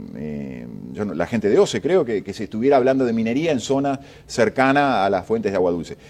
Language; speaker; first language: Spanish; native; Spanish